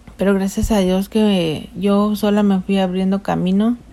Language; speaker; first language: Spanish; native; Spanish